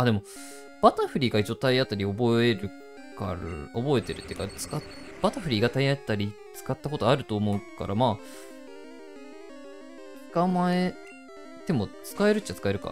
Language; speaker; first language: Japanese; native; Japanese